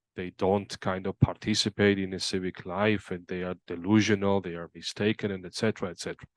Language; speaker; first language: English; non-native, fluent; Georgian